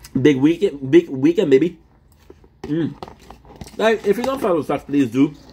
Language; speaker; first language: English; non-native, fluent; French